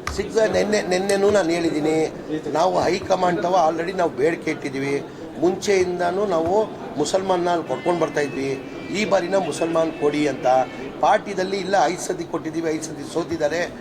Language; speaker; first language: Kannada; non-native, local second language; Urdu